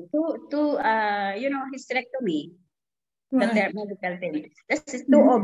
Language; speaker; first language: English; non-native, local second language; Filipino